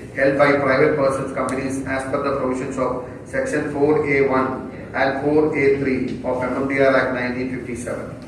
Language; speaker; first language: English; non-native, local second language; Malayalam